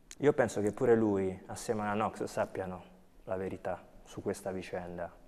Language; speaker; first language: Italian; early bilingual, other home language; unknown